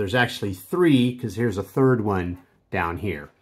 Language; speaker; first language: English; native; English